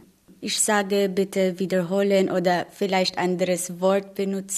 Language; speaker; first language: German; non-native, fluent; Filipino